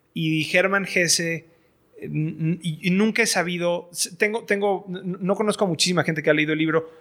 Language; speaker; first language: Spanish; native; Spanish